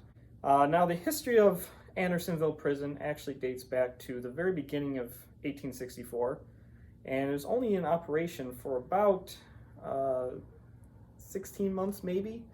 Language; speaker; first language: English; native; English